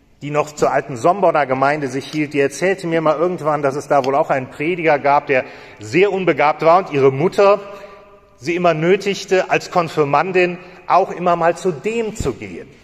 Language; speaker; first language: German; native; German